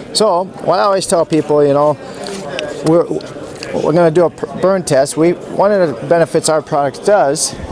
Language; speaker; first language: English; native; English